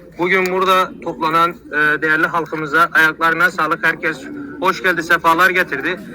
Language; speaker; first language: Turkish; native; Turkish